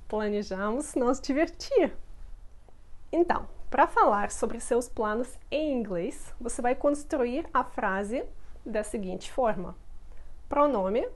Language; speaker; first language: Portuguese; non-native, fluent; Russian